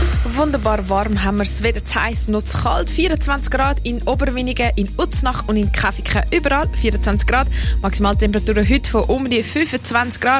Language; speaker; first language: German; native; German